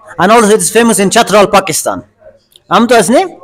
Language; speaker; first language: English; non-native, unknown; Persian